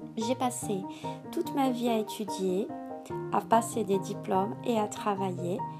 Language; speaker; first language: French; non-native, fluent; Portuguese